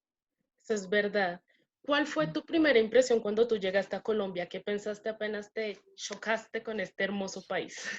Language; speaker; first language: Spanish; native; Spanish